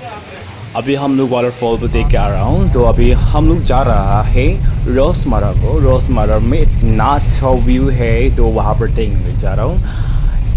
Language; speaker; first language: Hindi; non-native, local second language; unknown